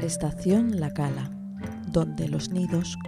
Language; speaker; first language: Spanish; native; Spanish